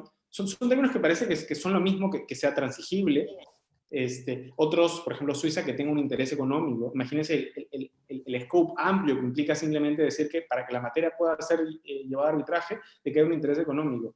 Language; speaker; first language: Spanish; native; Spanish